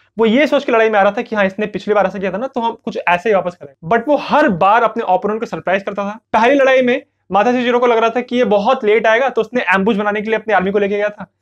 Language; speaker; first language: Hindi; native; Hindi